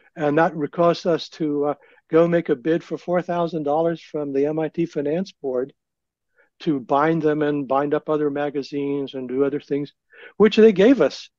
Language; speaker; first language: English; native; English